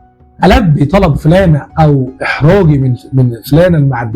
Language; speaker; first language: Arabic; native; Arabic